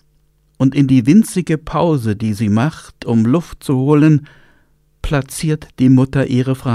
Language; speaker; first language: German; native; German